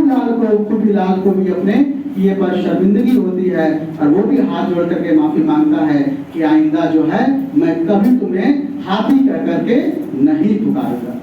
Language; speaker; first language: Hindi; native; Hindi